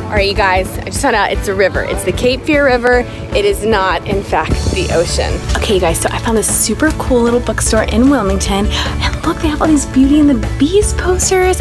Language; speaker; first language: English; native; English